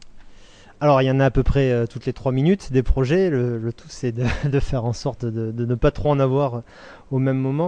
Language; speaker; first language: French; native; French